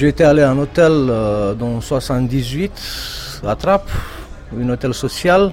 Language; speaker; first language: French; non-native, fluent; Romanian